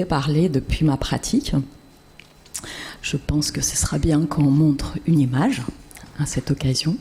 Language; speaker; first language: French; non-native, fluent; Russian